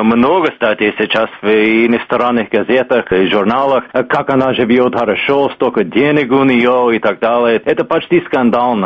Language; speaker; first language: Russian; non-native, fluent; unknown